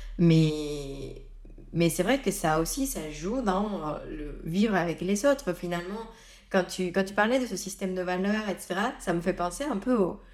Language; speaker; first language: French; native; French